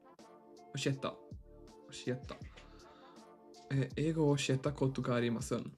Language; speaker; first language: Japanese; non-native, learner; Swedish